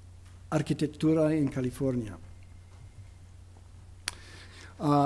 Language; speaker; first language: Spanish; non-native, fluent; English